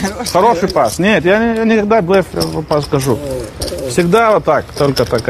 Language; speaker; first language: Russian; non-native, learner; Lithuanian